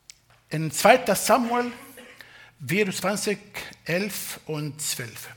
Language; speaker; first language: German; non-native, fluent; Arabic